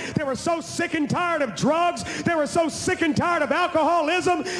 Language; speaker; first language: English; native; English